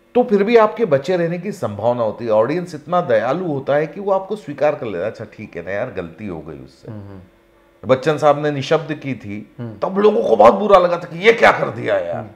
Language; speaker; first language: Hindi; native; Hindi